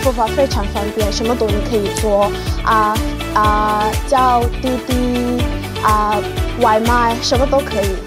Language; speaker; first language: Chinese; non-native, learner; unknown